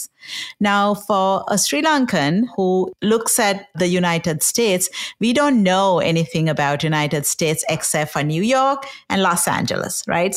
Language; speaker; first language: English; non-native, local second language; Sinhala